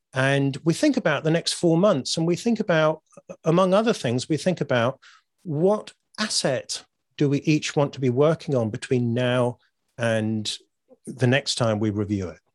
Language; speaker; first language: English; native; English